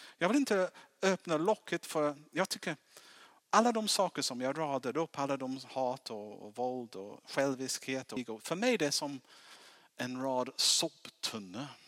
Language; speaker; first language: Swedish; non-native, fluent; English